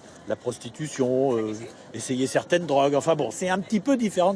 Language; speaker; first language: French; native; French